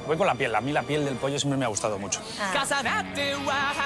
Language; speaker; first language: Spanish; native; Spanish